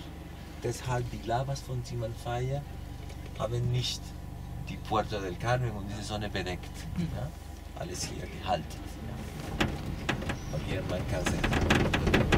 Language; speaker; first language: German; non-native, learner; Spanish